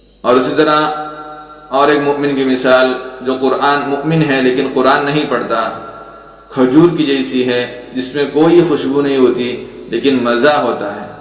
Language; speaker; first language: Urdu; non-native, local second language; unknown